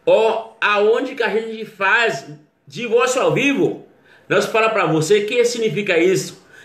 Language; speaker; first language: Portuguese; non-native, learner; Haitian Creole